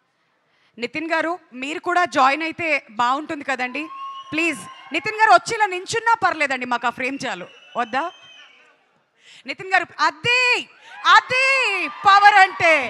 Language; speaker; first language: Telugu; native; Telugu